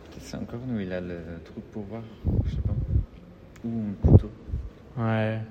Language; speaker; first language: French; non-native, learner; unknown